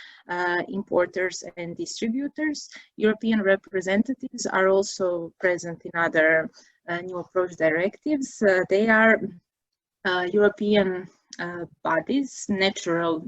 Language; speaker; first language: English; non-native, fluent; Croatian